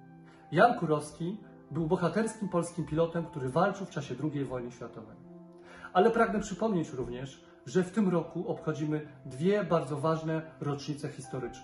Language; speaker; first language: Polish; native; Polish